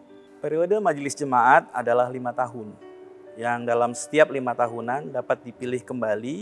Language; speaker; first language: Indonesian; native; Indonesian